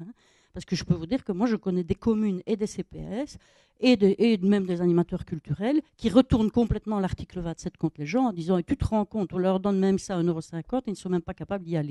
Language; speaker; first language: French; native; French